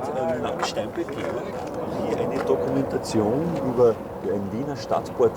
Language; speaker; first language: German; native; German